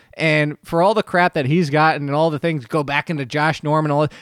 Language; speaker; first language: English; early bilingual, other home language; Polish